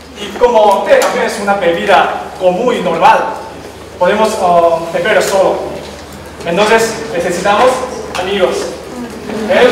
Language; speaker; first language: Spanish; non-native, learner; Chinese